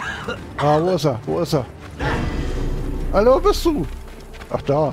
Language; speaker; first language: German; native; German